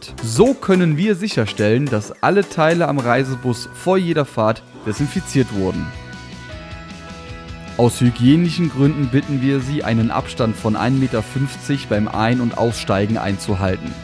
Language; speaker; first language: German; native; German